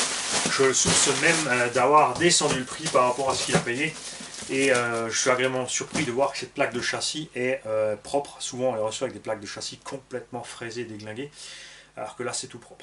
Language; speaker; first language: French; native; French